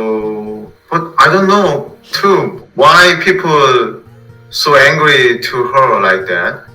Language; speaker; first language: English; non-native, fluent; Korean